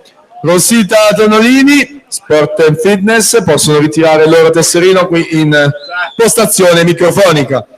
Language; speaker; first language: Italian; native; Italian